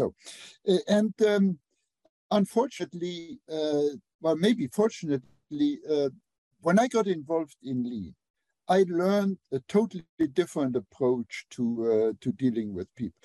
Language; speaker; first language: English; non-native, fluent; Luxembourgish